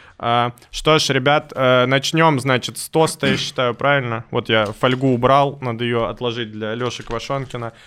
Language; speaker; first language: Russian; native; Russian